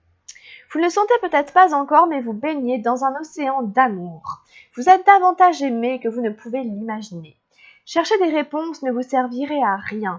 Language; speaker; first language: French; native; French